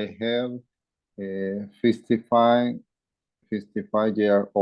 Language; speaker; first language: English; non-native, learner; Spanish